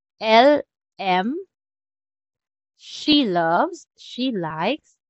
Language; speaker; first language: French; non-native, fluent; Filipino